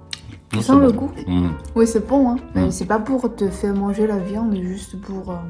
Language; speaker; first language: French; non-native, learner; Chinese